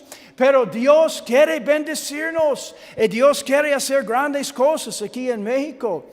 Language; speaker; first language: Spanish; non-native, learner; English